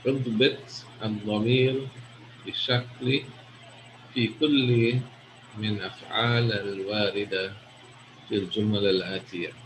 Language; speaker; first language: Arabic; non-native, fluent; English